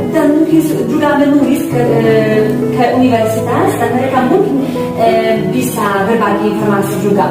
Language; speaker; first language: Indonesian; non-native, fluent; Polish